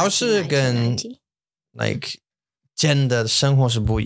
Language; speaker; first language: Chinese; non-native, learner; English